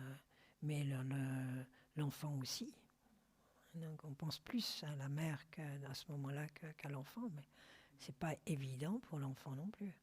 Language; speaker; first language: French; native; French